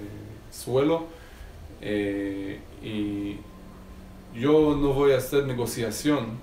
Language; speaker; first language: Spanish; non-native, learner; Hebrew